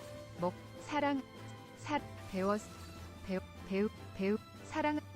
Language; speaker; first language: Korean; non-native, learner; English